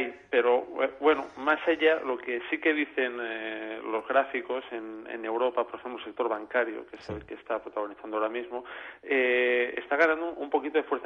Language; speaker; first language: Spanish; native; Spanish